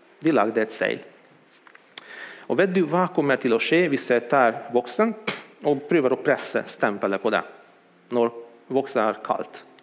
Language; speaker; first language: Swedish; non-native, fluent; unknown